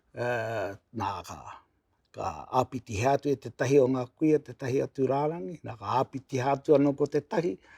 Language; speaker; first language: Māori; native; Māori